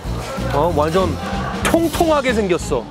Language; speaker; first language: Korean; non-native, fluent; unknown